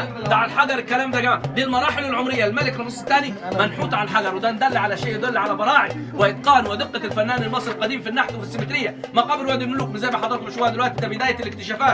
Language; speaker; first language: Arabic; native; Arabic